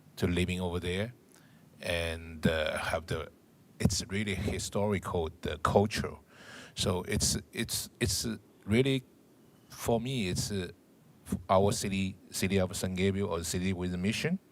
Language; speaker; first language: English; non-native, learner; Chinese